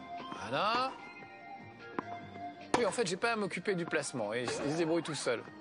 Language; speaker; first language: French; native; French